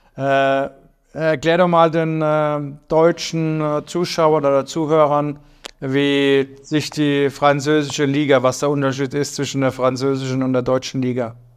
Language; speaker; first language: German; native; German